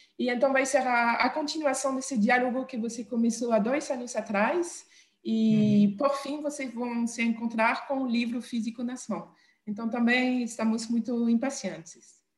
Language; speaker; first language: Portuguese; non-native, fluent; French